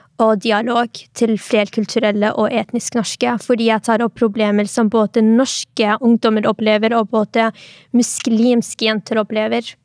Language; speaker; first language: Norwegian; early bilingual, other home language; Arabic